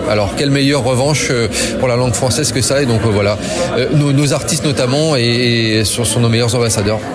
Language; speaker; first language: French; native; French